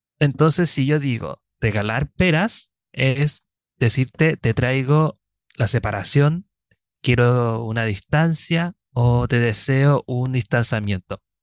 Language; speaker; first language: Spanish; early bilingual, other home language; Chinese